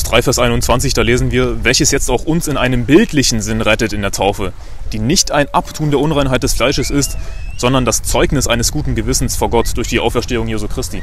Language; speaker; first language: German; native; German